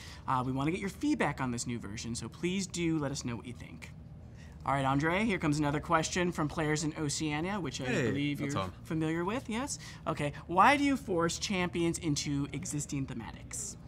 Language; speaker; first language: English; native; English